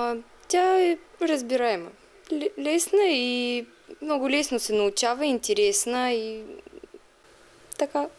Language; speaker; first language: Bulgarian; non-native, fluent; Russian